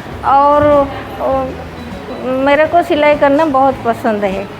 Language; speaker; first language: Hindi; non-native, local second language; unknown